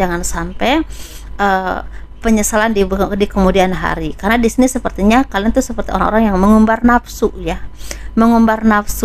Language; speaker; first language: Indonesian; native; Indonesian